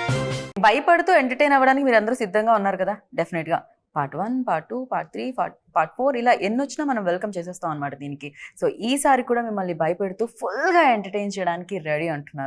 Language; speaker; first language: Telugu; native; Telugu